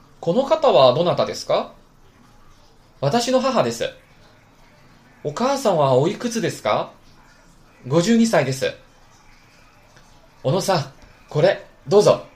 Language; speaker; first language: Japanese; non-native, fluent; Chinese